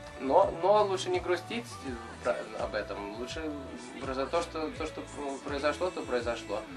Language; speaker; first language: Russian; early bilingual, heritage; Russian